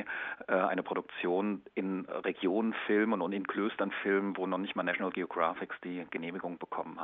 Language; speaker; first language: German; native; German